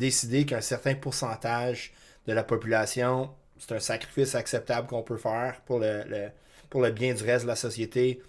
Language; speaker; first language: French; non-native, local second language; English